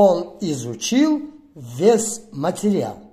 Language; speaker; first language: Russian; non-native, fluent; Uzbek